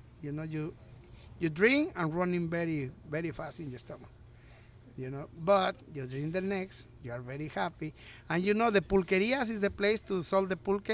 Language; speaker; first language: English; non-native, learner; Spanish